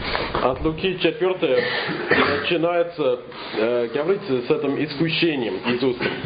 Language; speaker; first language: Russian; non-native, fluent; English